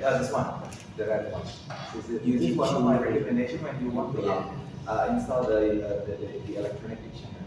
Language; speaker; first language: English; non-native, fluent; Indonesian